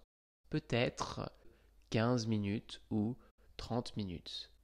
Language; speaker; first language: French; non-native, fluent; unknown